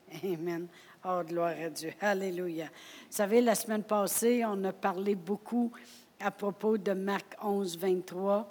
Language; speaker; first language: French; native; French